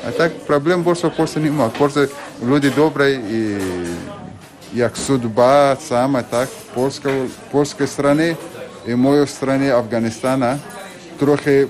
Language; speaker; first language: Polish; non-native, learner; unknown